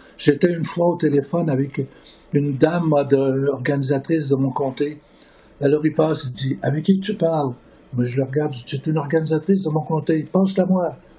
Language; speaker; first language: French; native; French